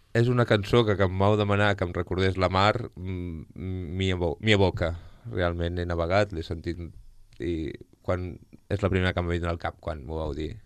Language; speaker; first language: Catalan; native; Catalan